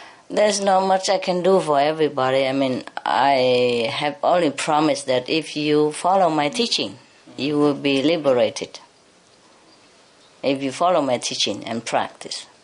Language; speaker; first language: English; non-native, fluent; Vietnamese